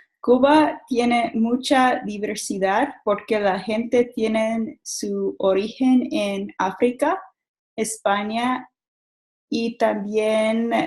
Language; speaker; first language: Spanish; non-native, learner; English